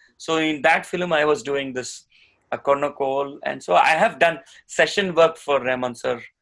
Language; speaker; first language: English; non-native, local second language; Tamil